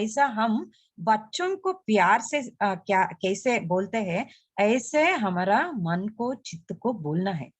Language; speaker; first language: Hindi; non-native, local second language; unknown